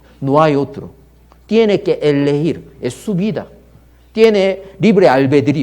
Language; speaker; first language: Spanish; non-native, learner; Korean